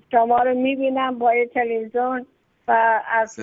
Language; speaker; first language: Persian; native; Persian